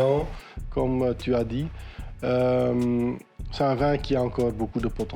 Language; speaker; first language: French; non-native, local second language; Dutch